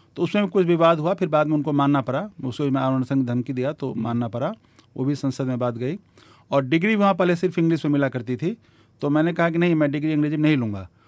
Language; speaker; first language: Hindi; native; Hindi